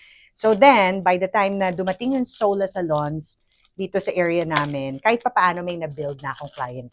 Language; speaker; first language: Filipino; native; Filipino